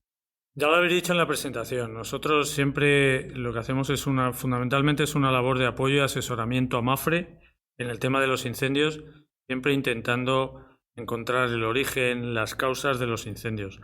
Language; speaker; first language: Spanish; native; Spanish